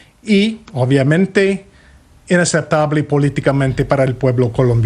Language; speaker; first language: Spanish; non-native, fluent; English